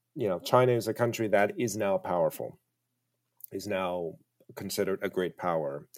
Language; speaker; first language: English; early bilingual, other home language; Chinese